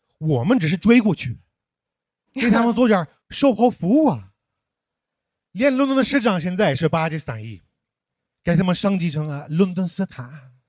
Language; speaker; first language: Chinese; non-native, fluent; English